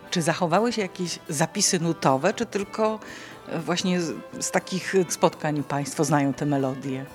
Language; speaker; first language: Polish; native; Polish